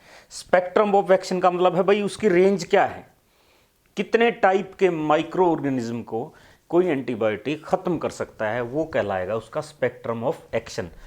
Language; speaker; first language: Hindi; native; Hindi